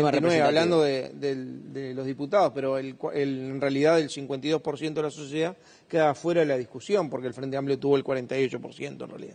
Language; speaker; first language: Spanish; native; Spanish